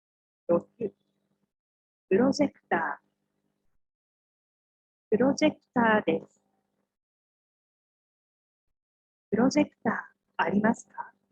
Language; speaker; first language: Japanese; non-native, learner; Indonesian